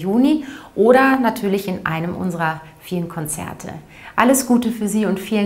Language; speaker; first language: German; native; German